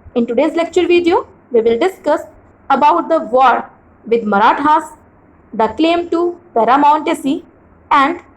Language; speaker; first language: English; non-native, local second language; Hindi